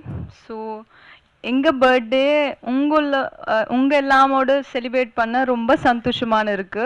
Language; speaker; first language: Tamil; non-native, local second language; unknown